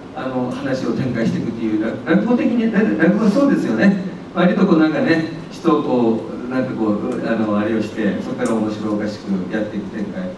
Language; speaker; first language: Japanese; native; Japanese